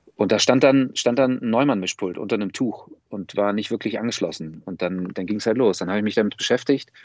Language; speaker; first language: German; native; German